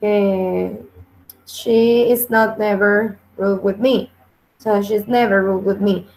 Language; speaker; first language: English; non-native, learner; Spanish